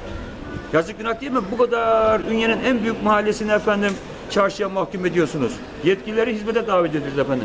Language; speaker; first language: Turkish; native; Turkish